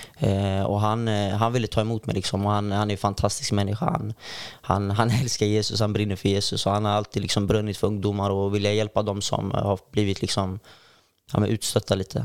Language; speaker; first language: Swedish; native; Swedish